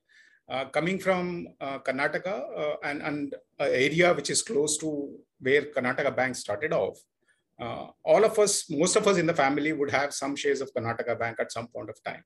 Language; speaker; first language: English; non-native, local second language; Kannada